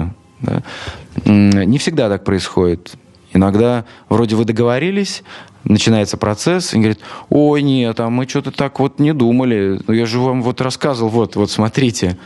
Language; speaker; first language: Russian; native; Russian